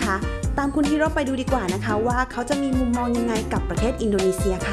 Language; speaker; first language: Thai; native; Thai